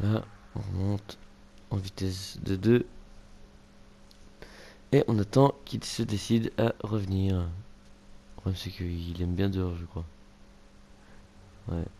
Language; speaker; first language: French; native; French